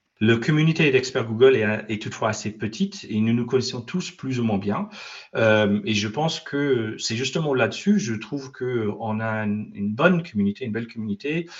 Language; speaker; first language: French; non-native, fluent; English